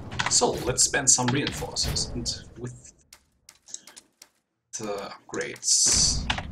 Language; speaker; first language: English; non-native, learner; German